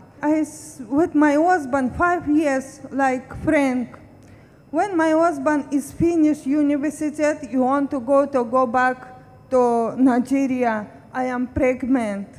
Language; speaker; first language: English; non-native, learner; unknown